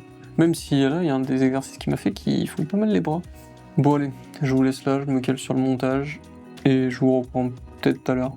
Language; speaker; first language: French; native; French